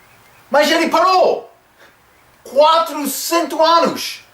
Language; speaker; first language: Portuguese; non-native, fluent; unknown